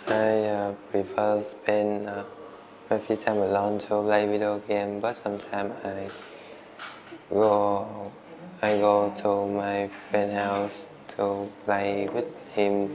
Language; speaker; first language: English; non-native, learner; Vietnamese